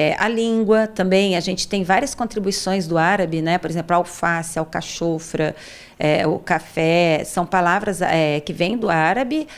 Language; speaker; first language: Portuguese; early bilingual, other home language; Arabic